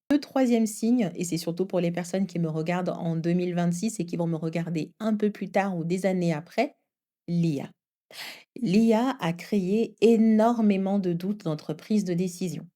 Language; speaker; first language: French; native; French